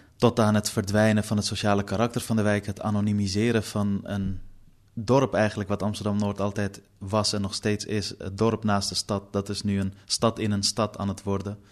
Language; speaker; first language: Dutch; early bilingual, other home language; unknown